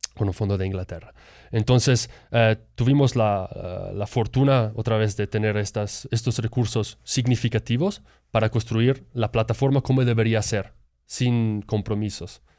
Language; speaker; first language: Spanish; non-native, fluent; Italian